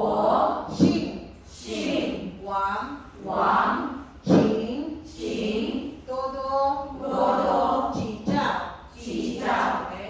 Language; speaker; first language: Chinese; non-native, fluent; Filipino